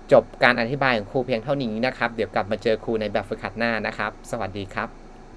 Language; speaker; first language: Thai; native; Thai